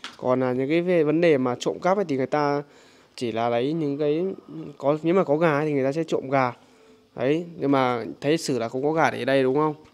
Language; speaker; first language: Vietnamese; native; Vietnamese